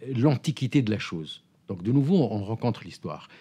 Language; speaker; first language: French; non-native, local second language; Arabic